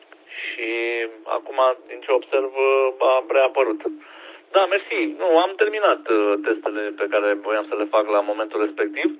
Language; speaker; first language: Romanian; native; Romanian